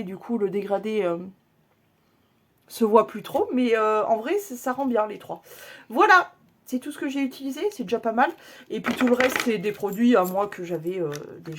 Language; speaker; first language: French; native; French